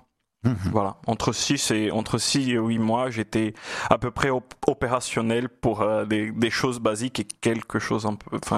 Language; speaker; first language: French; non-native, fluent; Portuguese